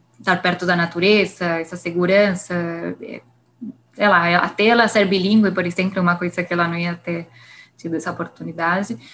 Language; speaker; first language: Portuguese; non-native, fluent; Spanish